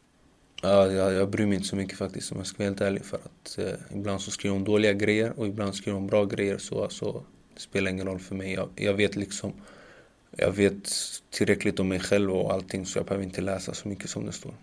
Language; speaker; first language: Swedish; early bilingual, other home language; Macedonian